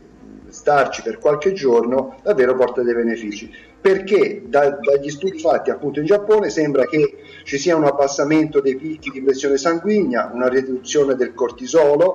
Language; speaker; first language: Italian; native; Italian